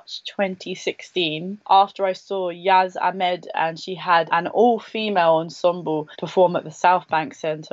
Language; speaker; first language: English; native; English